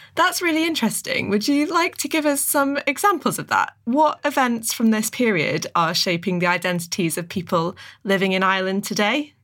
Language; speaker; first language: English; native; English